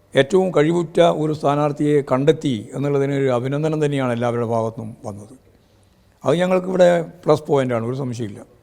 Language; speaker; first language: Malayalam; native; Malayalam